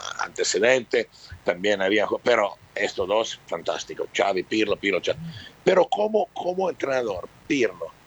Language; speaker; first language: Spanish; non-native, fluent; Italian